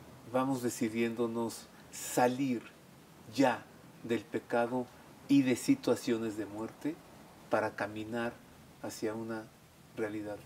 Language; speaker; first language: Spanish; native; Spanish